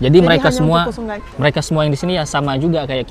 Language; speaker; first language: Indonesian; native; Indonesian